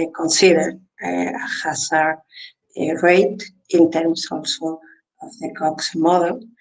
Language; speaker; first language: English; non-native, fluent; Spanish